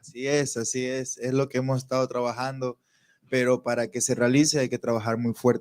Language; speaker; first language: Spanish; native; Spanish